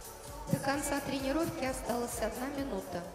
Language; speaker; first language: Russian; native; Russian